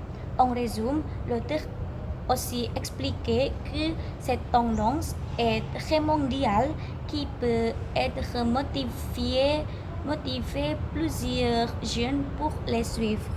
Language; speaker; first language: French; non-native, learner; Indonesian